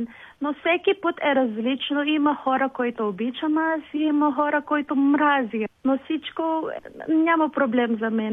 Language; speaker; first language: Bulgarian; non-native, learner; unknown